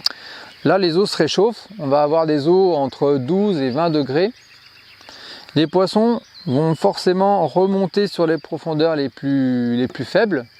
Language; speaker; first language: French; native; French